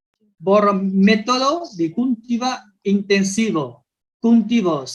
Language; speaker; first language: Spanish; non-native, learner; Vietnamese